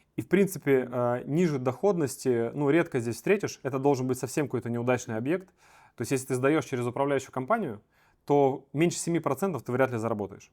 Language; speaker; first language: Russian; native; Russian